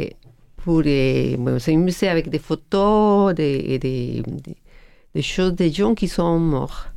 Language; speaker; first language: French; non-native, learner; Spanish